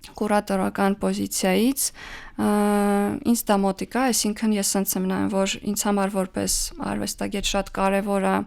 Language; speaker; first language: Armenian; early bilingual, heritage; Armenian